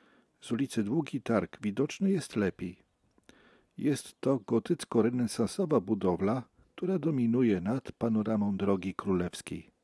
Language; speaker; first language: Polish; native; Polish